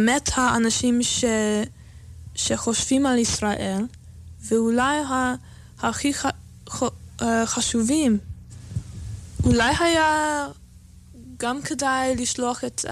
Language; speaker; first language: Hebrew; non-native, fluent; English